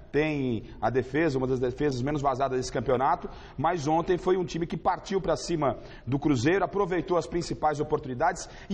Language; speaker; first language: Portuguese; native; Portuguese